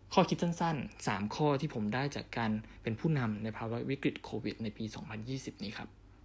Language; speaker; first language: Thai; native; Thai